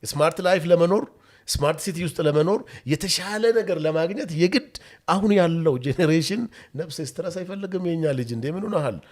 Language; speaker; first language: Amharic; non-native, local second language; Oromo